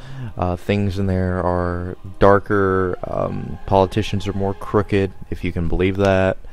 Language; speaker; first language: English; native; English